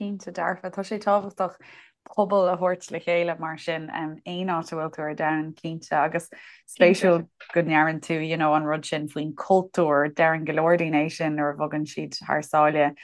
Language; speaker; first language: Irish; native; Irish